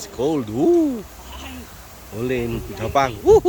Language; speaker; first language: English; non-native, local second language; Filipino